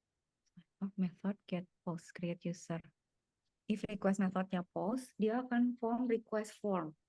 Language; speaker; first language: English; non-native, fluent; Indonesian